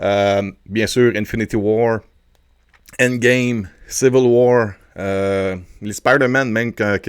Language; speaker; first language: French; native; French